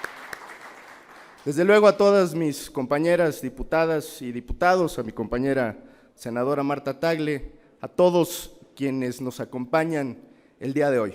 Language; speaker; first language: Spanish; native; Spanish